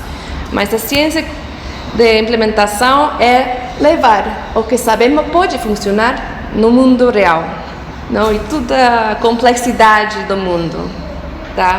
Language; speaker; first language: Portuguese; non-native, fluent; English